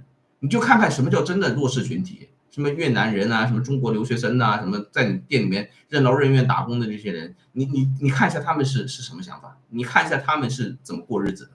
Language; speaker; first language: Chinese; native; Chinese